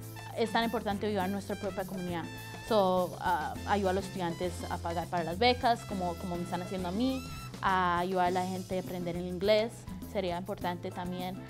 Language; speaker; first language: Spanish; early bilingual, other home language; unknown